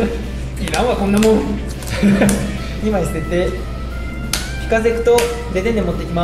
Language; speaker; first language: Japanese; native; Japanese